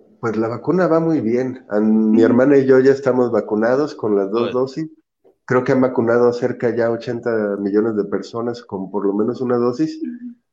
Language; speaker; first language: Spanish; native; Spanish